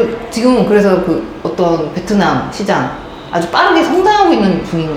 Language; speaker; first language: Korean; native; Korean